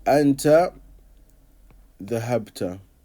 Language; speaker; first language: Arabic; non-native, fluent; English